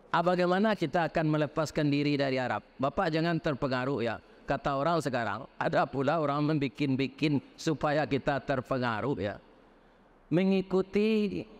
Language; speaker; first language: Indonesian; non-native, local second language; Minangkabau